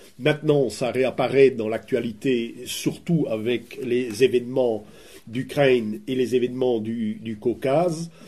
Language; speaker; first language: French; native; French